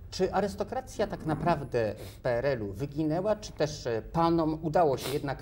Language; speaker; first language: Polish; native; Polish